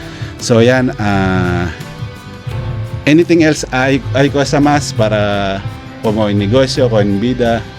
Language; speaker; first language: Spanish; non-native, learner; Pampanga